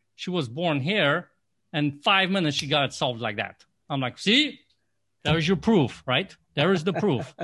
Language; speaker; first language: English; non-native, fluent; Polish